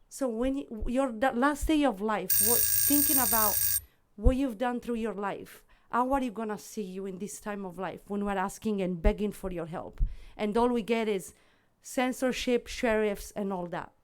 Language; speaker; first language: English; non-native, fluent; Italian